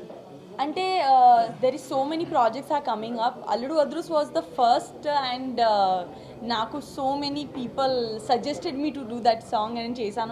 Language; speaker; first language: Telugu; non-native, local second language; Gujarati